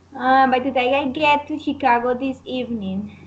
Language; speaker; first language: English; non-native, learner; Spanish